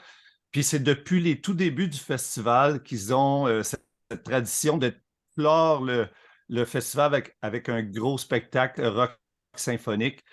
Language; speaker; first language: French; native; French